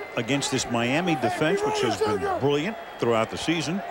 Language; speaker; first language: English; native; English